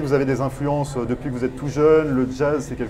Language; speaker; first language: French; native; French